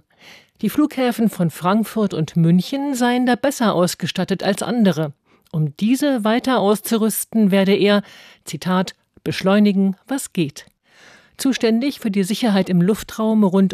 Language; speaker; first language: German; native; German